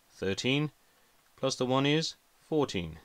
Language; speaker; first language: English; native; English